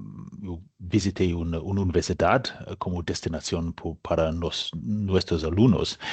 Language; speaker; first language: Spanish; non-native, learner; English